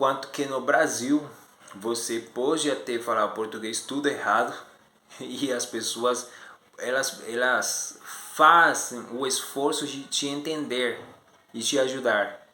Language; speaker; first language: Portuguese; non-native, fluent; Spanish